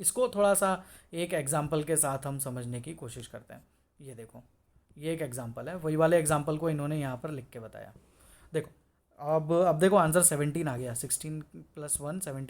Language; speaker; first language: Hindi; native; Hindi